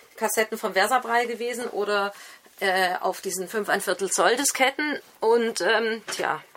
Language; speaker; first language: German; native; German